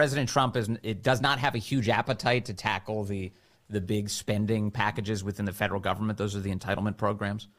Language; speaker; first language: English; native; English